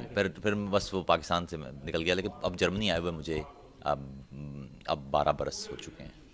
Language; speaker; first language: Urdu; non-native, local second language; Punjabi